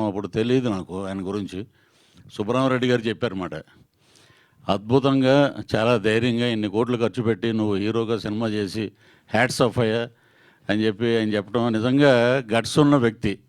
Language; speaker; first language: Telugu; native; Telugu